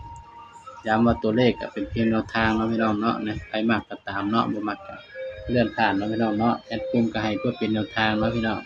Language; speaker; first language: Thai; non-native, local second language; Lao